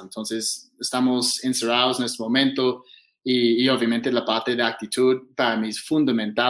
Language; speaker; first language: Spanish; non-native, fluent; English